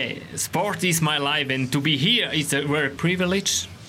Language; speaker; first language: English; non-native, learner; Romansh